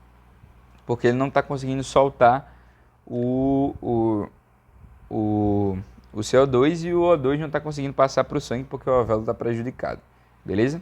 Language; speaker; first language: Portuguese; native; Portuguese